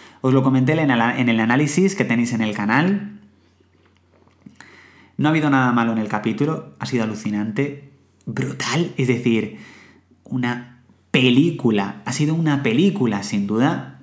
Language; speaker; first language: Spanish; native; Spanish